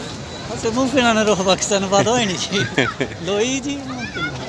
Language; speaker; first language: Arabic; non-native, learner; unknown